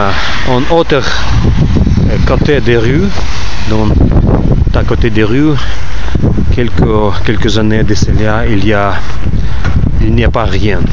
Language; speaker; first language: French; non-native, learner; Ukrainian